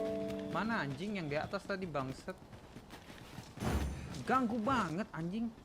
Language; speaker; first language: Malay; non-native, local second language; Sundanese